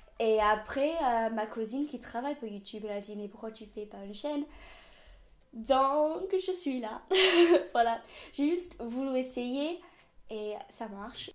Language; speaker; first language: French; non-native, fluent; English